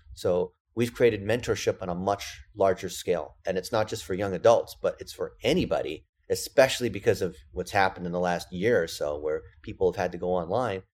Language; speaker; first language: English; early bilingual, other home language; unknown